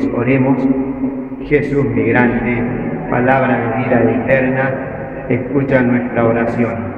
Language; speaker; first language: Spanish; native; Spanish